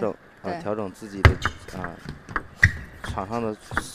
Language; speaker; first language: Chinese; native; Chinese